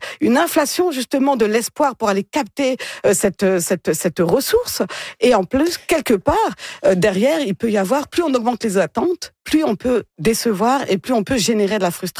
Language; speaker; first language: French; native; French